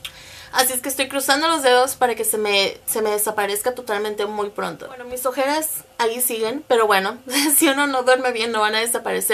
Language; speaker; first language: Spanish; native; Spanish